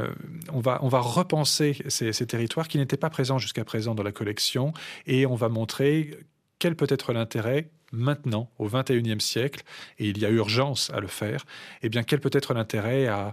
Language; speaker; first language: French; native; French